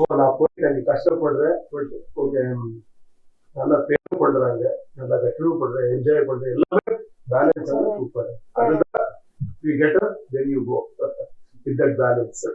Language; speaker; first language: Tamil; non-native, learner; Kannada